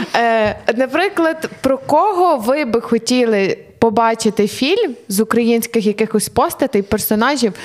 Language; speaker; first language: Ukrainian; native; Ukrainian